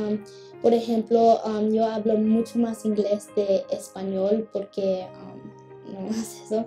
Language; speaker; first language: Spanish; early bilingual, heritage; Spanish